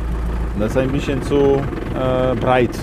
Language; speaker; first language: German; non-native, learner; Polish